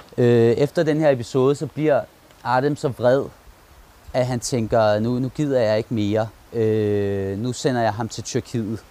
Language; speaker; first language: Danish; early bilingual, other home language; Turkish